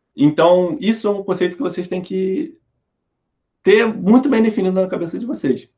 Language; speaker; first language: Portuguese; native; Portuguese